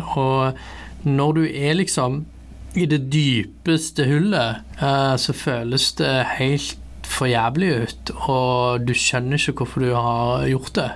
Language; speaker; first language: Norwegian; early bilingual, other home language; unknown